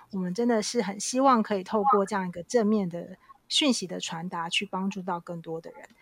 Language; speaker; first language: Chinese; native; Chinese